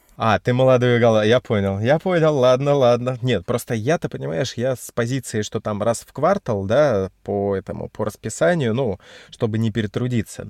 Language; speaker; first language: Russian; native; Russian